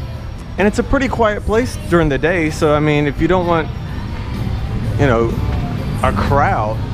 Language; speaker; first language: English; native; English